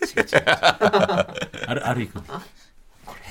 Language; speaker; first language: Japanese; native; Japanese